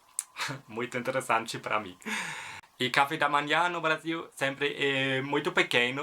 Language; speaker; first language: Portuguese; non-native, fluent; German